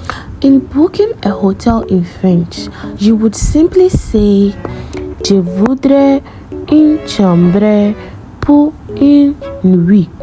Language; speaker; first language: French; non-native, learner; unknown